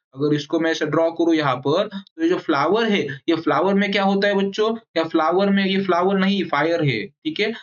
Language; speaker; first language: Hindi; non-native, local second language; Marathi